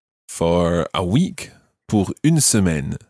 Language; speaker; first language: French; non-native, fluent; English